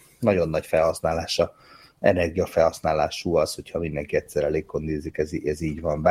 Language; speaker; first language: Hungarian; native; Hungarian